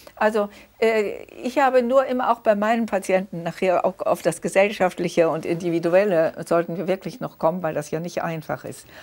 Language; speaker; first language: German; early bilingual, other home language; Danish